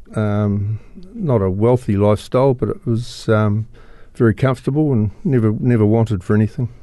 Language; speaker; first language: English; native; English